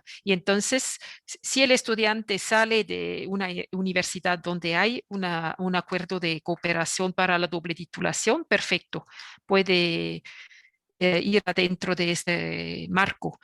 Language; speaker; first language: Spanish; non-native, fluent; French